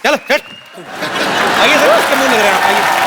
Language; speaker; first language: Hindi; native; Hindi